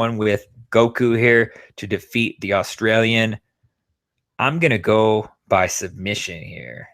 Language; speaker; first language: English; native; English